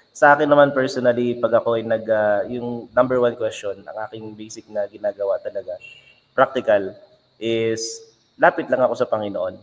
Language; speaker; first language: Filipino; native; Filipino